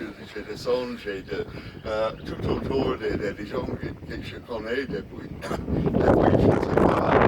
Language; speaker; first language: French; non-native, fluent; English